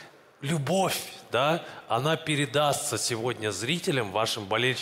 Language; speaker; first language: Russian; native; Russian